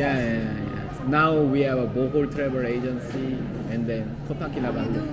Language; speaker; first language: English; non-native, learner; Korean